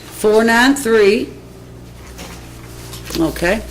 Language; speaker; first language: English; native; English